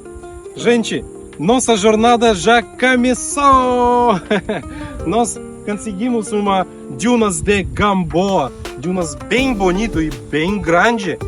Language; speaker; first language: Portuguese; non-native, learner; Russian